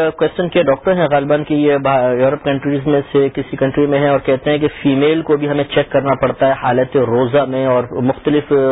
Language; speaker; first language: Urdu; native; Urdu